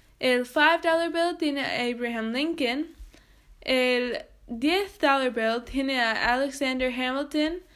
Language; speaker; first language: Spanish; non-native, fluent; English